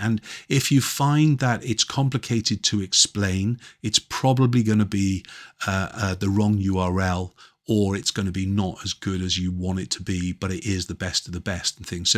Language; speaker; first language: English; native; English